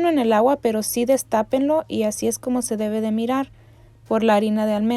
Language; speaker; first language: Spanish; native; Spanish